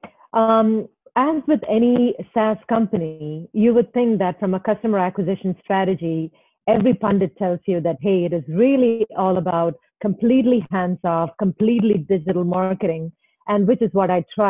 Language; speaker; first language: English; non-native, local second language; Malayalam